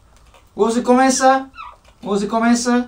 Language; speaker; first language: Portuguese; non-native, learner; Turkish